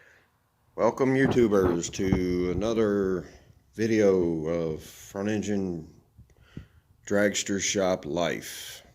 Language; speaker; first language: English; native; English